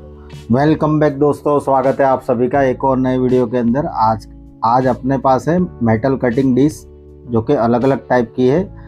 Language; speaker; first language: Hindi; native; Hindi